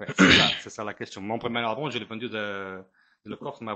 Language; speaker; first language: French; non-native, fluent; Portuguese